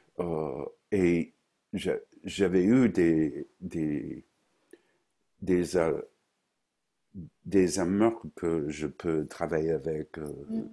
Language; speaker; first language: French; non-native, fluent; English